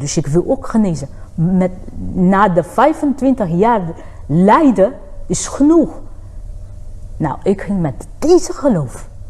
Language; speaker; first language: Dutch; non-native, fluent; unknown